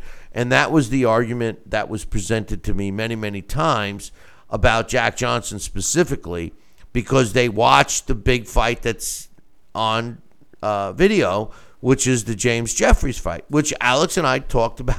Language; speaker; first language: English; native; English